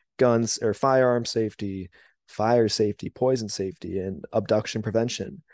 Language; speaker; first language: English; native; English